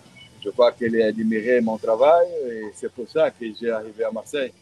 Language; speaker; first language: French; non-native, fluent; Portuguese